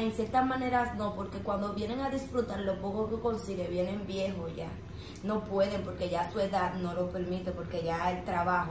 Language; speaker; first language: Spanish; native; Spanish